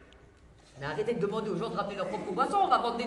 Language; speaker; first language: French; native; French